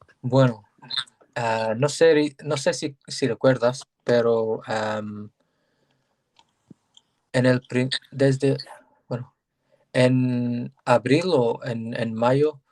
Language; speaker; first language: Spanish; non-native, learner; English